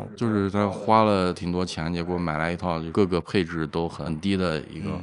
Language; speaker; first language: Chinese; native; Chinese